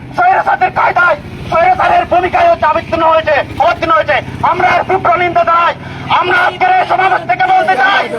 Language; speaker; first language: Bangla; non-native, local second language; Chakma